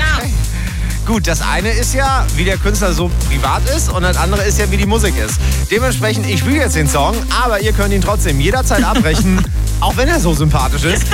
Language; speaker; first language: German; native; German